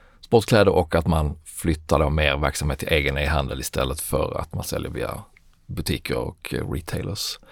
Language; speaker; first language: Swedish; native; Swedish